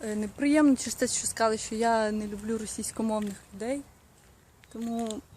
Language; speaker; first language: Ukrainian; non-native, local second language; Russian